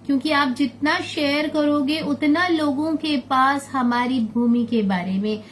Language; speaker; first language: Hindi; non-native, local second language; Bangla